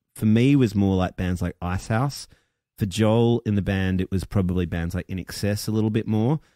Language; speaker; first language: English; native; English